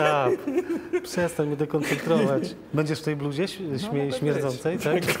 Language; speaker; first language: Polish; native; Polish